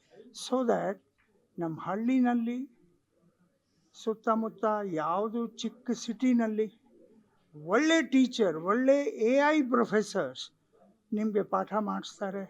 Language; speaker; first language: Kannada; non-native, local second language; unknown